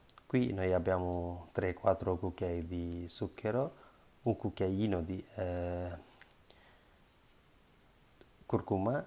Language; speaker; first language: Italian; non-native, learner; Sinhala